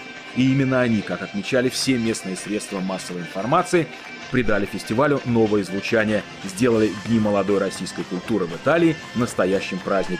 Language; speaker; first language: Russian; native; Russian